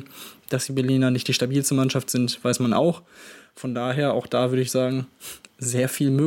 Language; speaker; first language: German; native; German